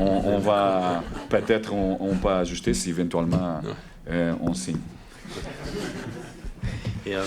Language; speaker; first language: French; non-native, learner; Portuguese